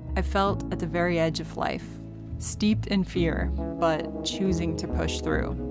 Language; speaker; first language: English; native; English